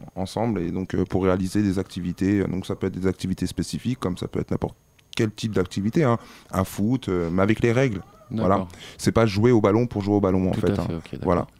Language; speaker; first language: French; native; French